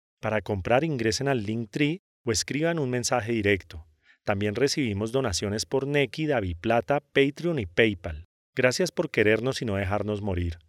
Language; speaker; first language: Spanish; native; Spanish